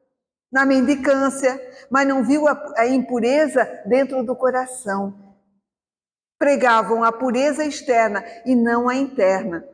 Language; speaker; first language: Portuguese; native; Portuguese